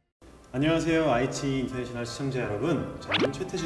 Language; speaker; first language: Korean; native; Korean